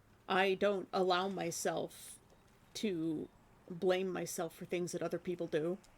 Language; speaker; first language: English; native; English